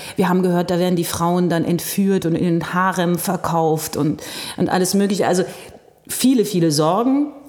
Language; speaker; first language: German; early bilingual, heritage; German